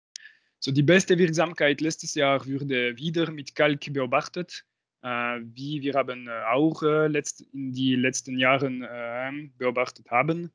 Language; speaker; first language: German; non-native, local second language; French